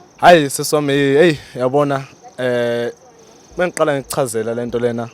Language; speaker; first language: Zulu; native; Zulu